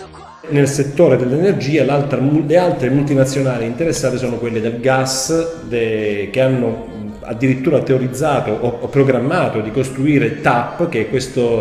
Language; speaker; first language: Italian; native; Italian